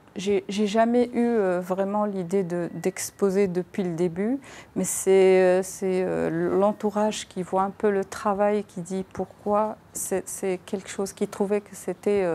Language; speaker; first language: French; non-native, local second language; Arabic